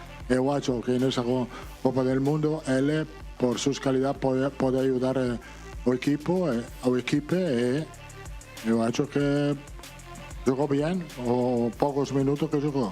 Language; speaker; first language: Portuguese; non-native, fluent; Italian